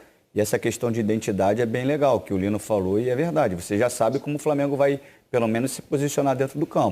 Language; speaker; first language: Portuguese; native; Portuguese